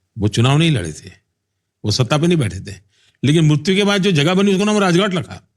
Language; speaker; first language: Hindi; non-native, local second language; Gujarati